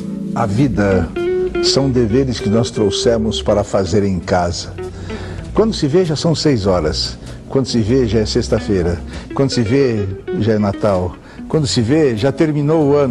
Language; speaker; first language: Portuguese; native; Portuguese